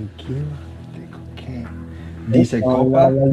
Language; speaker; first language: Spanish; non-native, learner; English